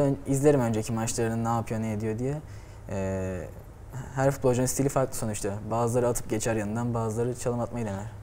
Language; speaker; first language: Turkish; native; Turkish